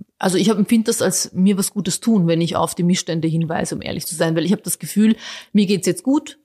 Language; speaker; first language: German; early bilingual, other home language; Bosnian